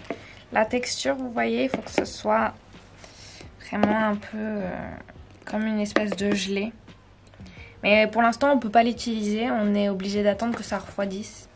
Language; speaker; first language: French; native; French